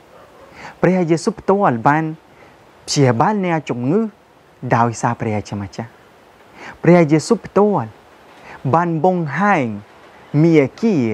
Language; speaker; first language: Khmer; non-native, fluent; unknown